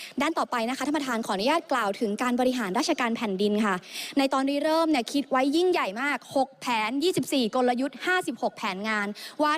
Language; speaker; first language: Thai; native; Thai